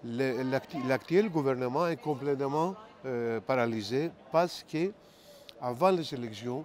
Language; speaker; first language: French; non-native, fluent; Greek